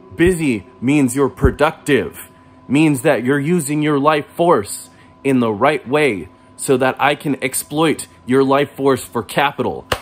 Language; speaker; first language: English; native; English